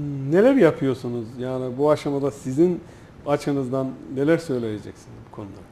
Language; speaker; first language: Turkish; native; Turkish